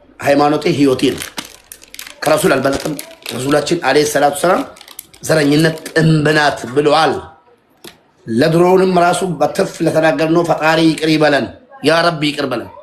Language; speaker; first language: Amharic; non-native, local second language; Oromo